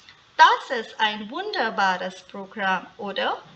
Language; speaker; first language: German; non-native, fluent; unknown